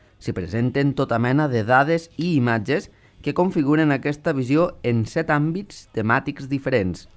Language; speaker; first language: Catalan; native; Catalan